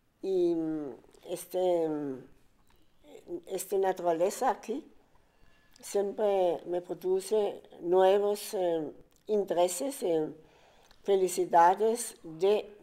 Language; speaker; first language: Spanish; non-native, fluent; German